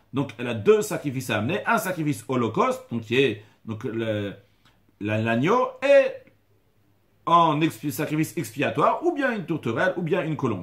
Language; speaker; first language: French; native; French